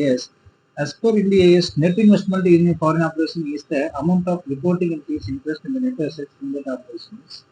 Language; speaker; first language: English; non-native, local second language; Tamil